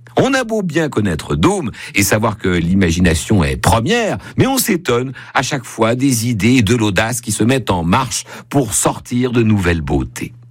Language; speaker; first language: French; native; French